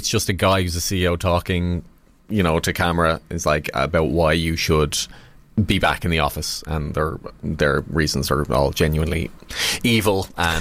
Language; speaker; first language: English; native; English